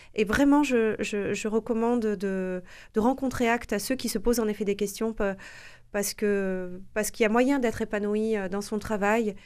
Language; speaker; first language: French; native; French